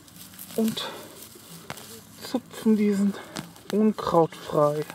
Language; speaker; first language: German; non-native, learner; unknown